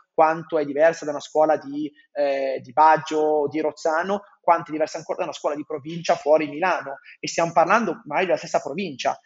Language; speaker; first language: Italian; native; Italian